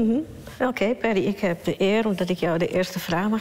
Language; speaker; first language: Dutch; early bilingual, other home language; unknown